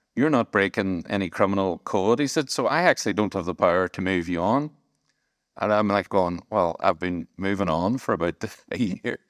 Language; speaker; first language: English; native; English